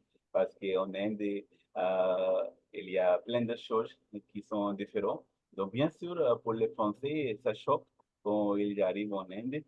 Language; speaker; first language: French; non-native, learner; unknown